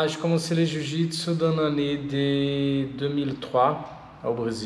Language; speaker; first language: French; non-native, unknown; Portuguese